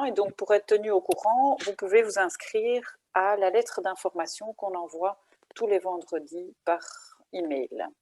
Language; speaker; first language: French; native; French